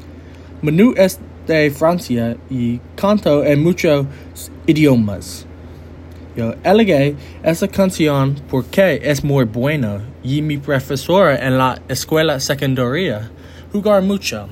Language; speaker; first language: Spanish; non-native, learner; English